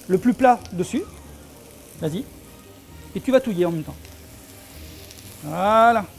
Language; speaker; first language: French; native; French